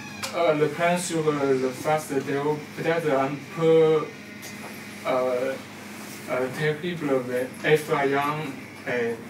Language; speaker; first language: French; non-native, learner; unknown